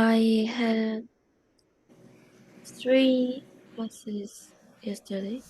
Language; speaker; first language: English; non-native, learner; Korean